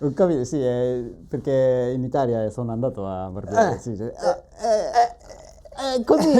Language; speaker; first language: Italian; non-native, learner; Japanese